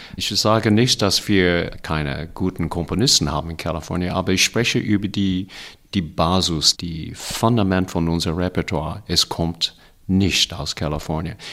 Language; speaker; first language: German; non-native, fluent; English